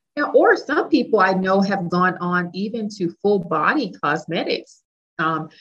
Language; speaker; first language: English; native; English